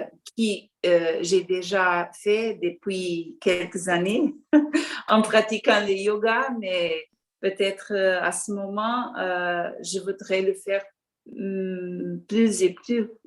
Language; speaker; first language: French; non-native, learner; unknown